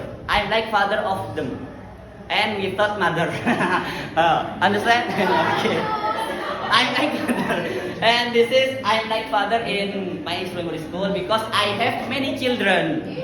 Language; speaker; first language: English; non-native, learner; Indonesian